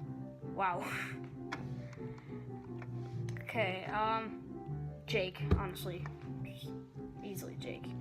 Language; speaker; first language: English; native; English